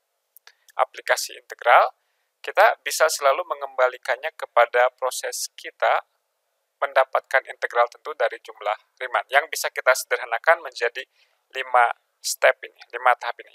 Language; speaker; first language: Indonesian; native; Indonesian